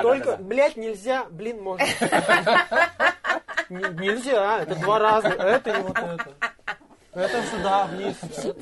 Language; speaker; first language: Russian; native; Russian